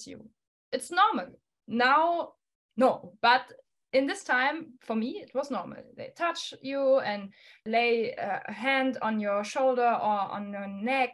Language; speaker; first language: English; non-native, fluent; German